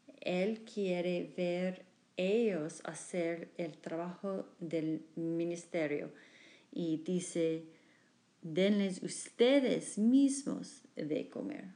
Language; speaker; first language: Spanish; non-native, learner; English